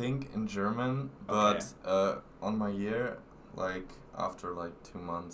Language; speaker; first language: English; non-native, fluent; German